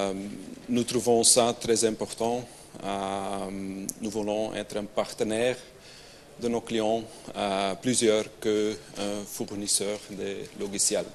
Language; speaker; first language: French; non-native, local second language; Dutch